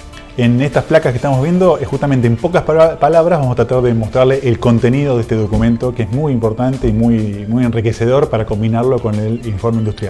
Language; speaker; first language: Spanish; native; Spanish